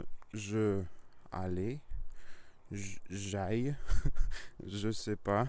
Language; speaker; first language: French; non-native, learner; Russian